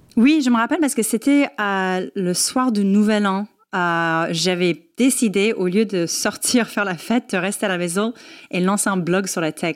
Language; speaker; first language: French; non-native, fluent; English